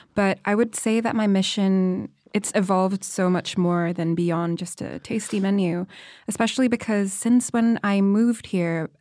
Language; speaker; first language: English; non-native, fluent; Indonesian